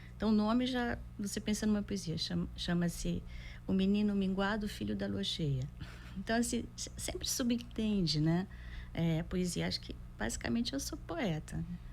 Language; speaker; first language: Portuguese; native; Portuguese